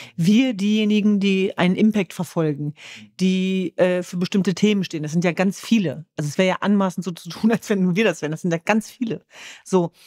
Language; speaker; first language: German; early bilingual, other home language; Kurdish